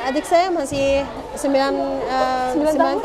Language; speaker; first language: Indonesian; non-native, fluent; Arabic